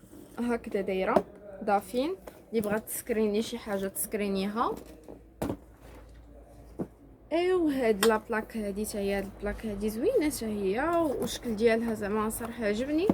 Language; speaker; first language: Arabic; native; Arabic